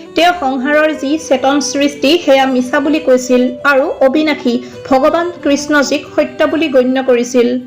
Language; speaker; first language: Assamese; native; Assamese